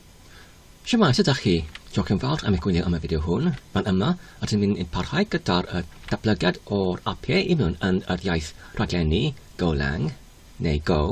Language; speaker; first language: Welsh; non-native, learner; English